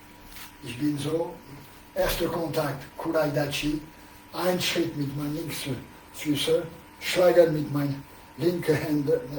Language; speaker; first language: German; non-native, learner; French